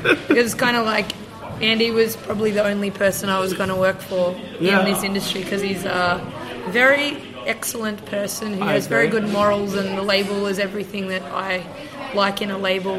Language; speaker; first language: English; native; English